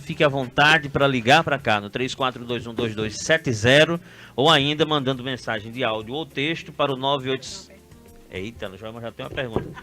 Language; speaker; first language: Portuguese; native; Portuguese